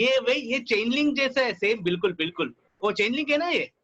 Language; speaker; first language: Hindi; non-native, local second language; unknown